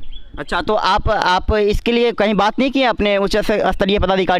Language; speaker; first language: Hindi; native; Hindi